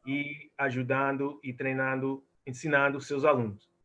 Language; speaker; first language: Portuguese; non-native, fluent; English